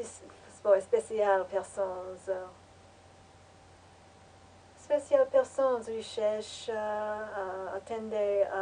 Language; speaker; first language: French; non-native, learner; English